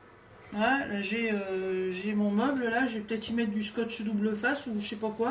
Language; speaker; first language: French; native; French